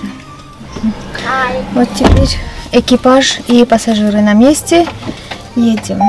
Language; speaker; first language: Russian; non-native, local second language; Armenian